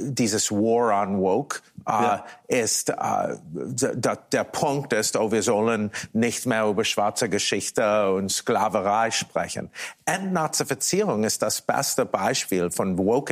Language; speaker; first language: German; non-native, fluent; English